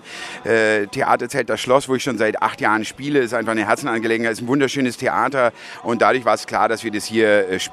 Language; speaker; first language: German; native; German